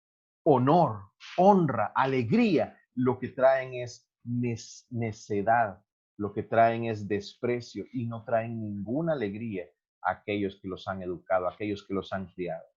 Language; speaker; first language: Spanish; native; Spanish